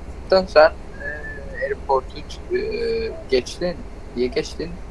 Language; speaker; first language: Turkish; early bilingual, heritage; Turkish